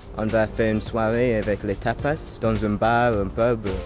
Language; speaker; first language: French; non-native, fluent; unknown